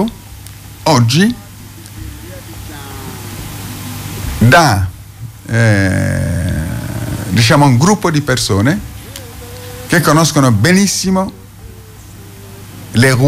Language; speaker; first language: Italian; non-native, fluent; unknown